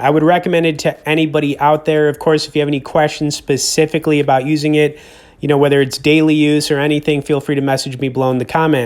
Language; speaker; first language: English; native; English